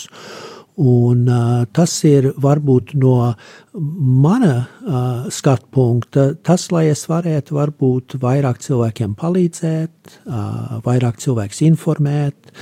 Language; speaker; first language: Latvian; early bilingual, heritage; Latvian